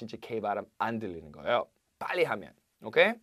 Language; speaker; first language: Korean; non-native, fluent; English